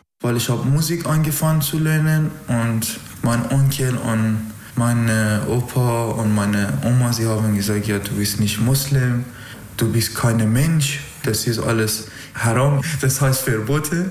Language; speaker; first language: German; non-native, learner; Persian